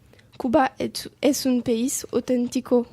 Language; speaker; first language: Spanish; non-native, learner; French